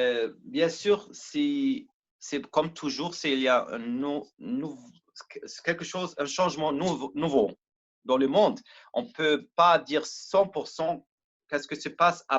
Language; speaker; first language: French; non-native, learner; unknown